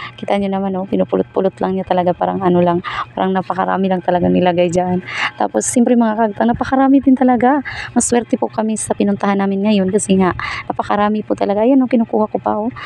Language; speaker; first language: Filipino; non-native, local second language; Cebuano